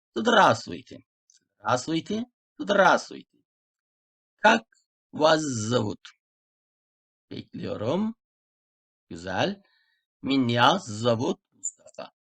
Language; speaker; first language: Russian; non-native, fluent; Turkish